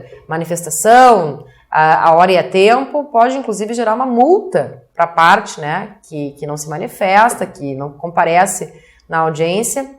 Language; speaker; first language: Portuguese; native; Portuguese